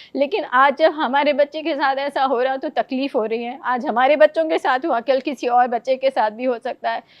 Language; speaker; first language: Hindi; non-native, local second language; Telugu